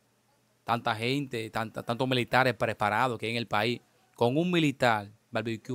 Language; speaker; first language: Spanish; native; Spanish